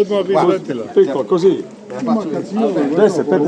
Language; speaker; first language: Italian; non-native, learner; Croatian